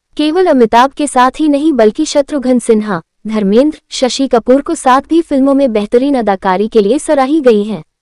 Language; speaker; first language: Hindi; native; Hindi